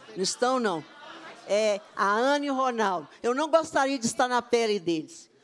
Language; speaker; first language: Portuguese; native; Portuguese